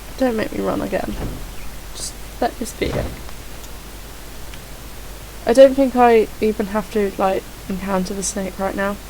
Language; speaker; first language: English; native; English